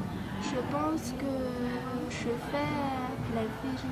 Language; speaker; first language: French; non-native, learner; Malagasy